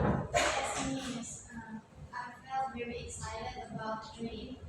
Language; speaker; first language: English; non-native, learner; Indonesian